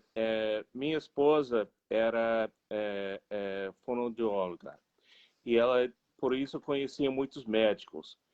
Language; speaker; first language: Portuguese; non-native, fluent; English